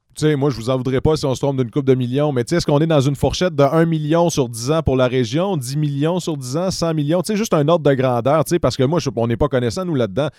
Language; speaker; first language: French; native; French